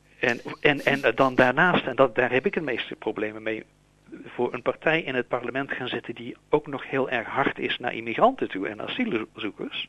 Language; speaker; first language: Dutch; native; Dutch